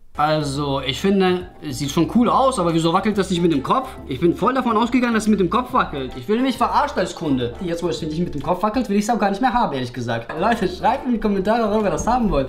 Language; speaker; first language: German; early bilingual, other home language; Russian